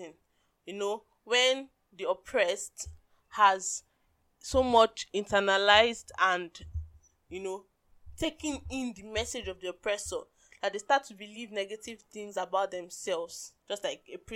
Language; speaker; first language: English; non-native, local second language; Yoruba